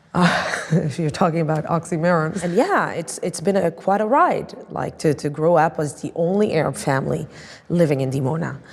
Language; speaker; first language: English; non-native, fluent; Arabic